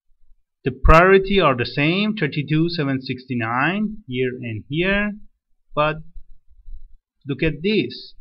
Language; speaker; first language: English; non-native, fluent; Persian